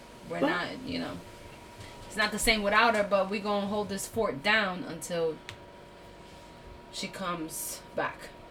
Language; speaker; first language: English; early bilingual, other home language; Spanish